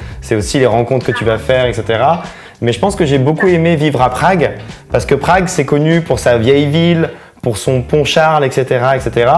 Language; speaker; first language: French; native; French